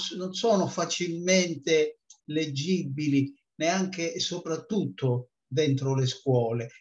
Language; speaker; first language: Italian; native; Italian